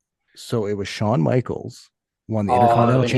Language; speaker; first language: English; native; English